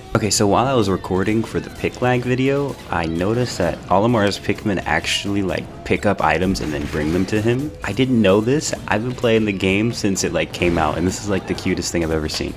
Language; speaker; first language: English; native; English